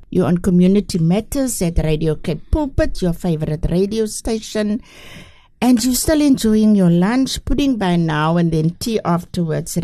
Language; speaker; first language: English; non-native, local second language; Afrikaans